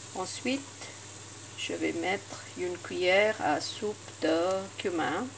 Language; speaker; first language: French; non-native, fluent; Hindi